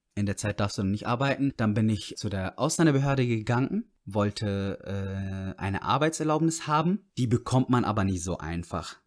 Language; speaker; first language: German; non-native, fluent; Arabic